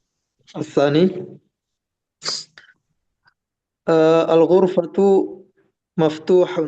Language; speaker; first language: Arabic; non-native, learner; Indonesian